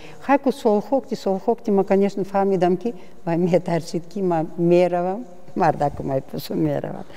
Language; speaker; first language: Tajik; non-native, fluent; Russian